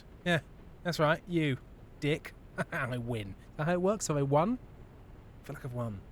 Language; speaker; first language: English; native; English